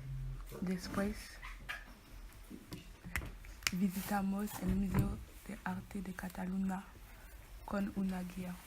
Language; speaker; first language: Spanish; non-native, learner; French